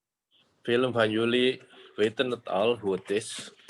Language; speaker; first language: Dutch; non-native, fluent; Indonesian